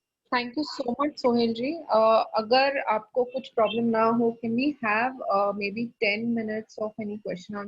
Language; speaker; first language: Hindi; native; Hindi